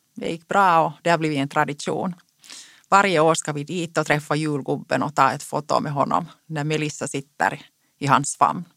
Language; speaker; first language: Swedish; non-native, local second language; Finnish